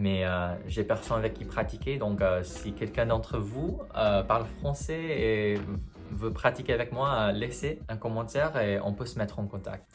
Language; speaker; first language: French; non-native, fluent; English